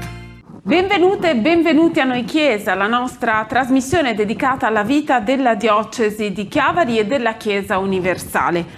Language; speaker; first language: Italian; native; Italian